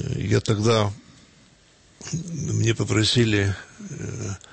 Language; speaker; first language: Russian; early bilingual, heritage; Russian